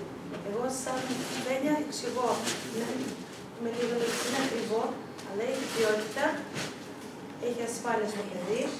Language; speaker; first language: Greek; early bilingual, other home language; Russian